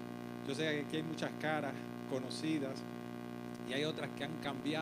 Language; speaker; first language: Spanish; native; Spanish